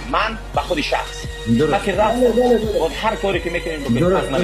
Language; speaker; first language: Persian; native; Persian